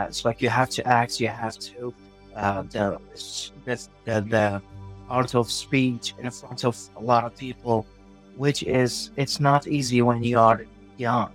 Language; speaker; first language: English; non-native, learner; Arabic